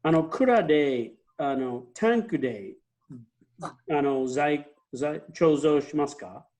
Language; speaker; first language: Japanese; non-native, fluent; English